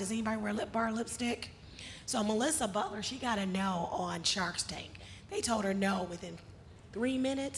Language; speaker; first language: English; native; English